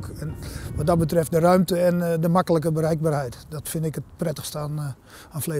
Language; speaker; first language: Dutch; native; Dutch